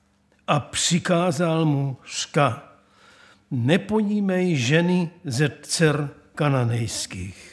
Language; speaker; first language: Czech; native; Czech